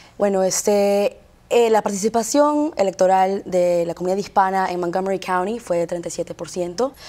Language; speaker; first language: Spanish; early bilingual, heritage; Spanish